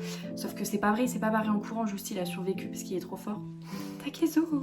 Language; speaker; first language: French; native; French